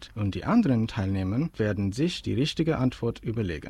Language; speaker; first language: German; non-native, learner; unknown